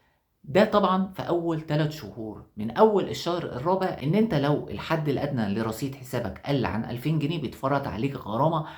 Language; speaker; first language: Arabic; native; Arabic